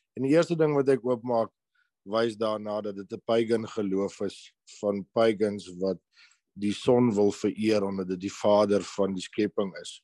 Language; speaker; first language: Afrikaans; native; Afrikaans